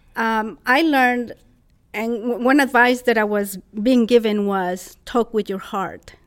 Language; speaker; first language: English; non-native, fluent; Spanish